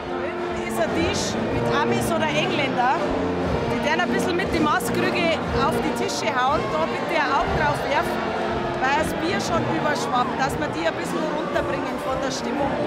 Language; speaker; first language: German; native; German